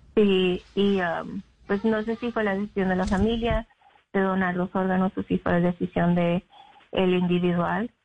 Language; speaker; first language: Spanish; early bilingual, heritage; Spanish